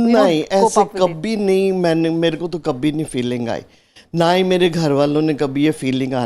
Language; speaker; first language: Hindi; native; Hindi